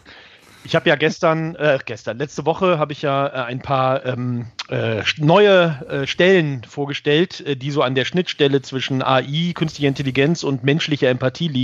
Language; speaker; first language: German; native; German